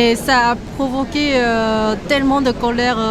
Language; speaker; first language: French; non-native, learner; Chinese